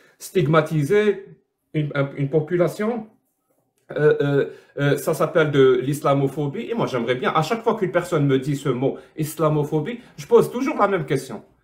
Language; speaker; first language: French; non-native, local second language; Arabic